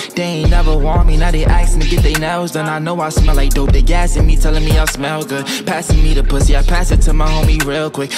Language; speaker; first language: English; native; English